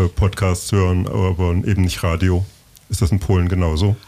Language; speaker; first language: German; native; German